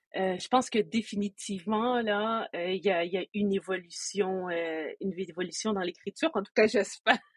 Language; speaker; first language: French; native; French